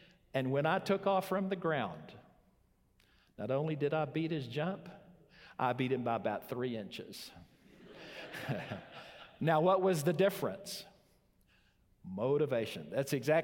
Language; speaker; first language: English; native; English